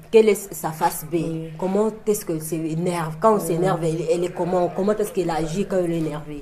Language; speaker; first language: French; non-native, local second language; Luba-Lulua